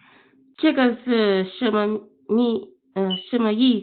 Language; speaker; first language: Chinese; non-native, learner; English